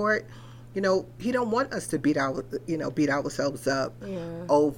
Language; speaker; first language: English; native; English